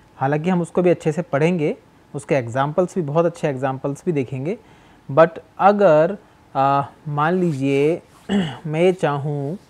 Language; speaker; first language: Hindi; native; Hindi